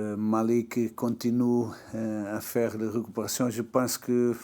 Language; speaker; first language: French; non-native, learner; Portuguese